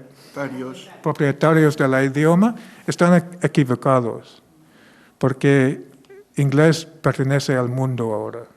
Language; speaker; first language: Spanish; non-native, fluent; English